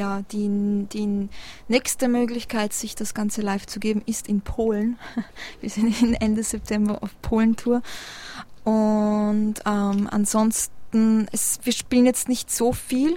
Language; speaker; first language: German; early bilingual, other home language; Polish